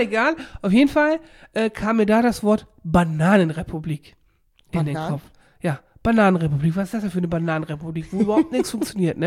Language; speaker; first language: German; native; German